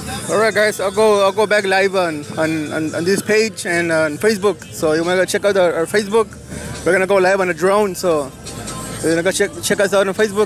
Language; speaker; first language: English; early bilingual, other home language; Spanish